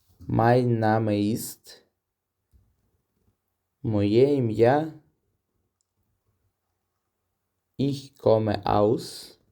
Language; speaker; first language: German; non-native, fluent; Ukrainian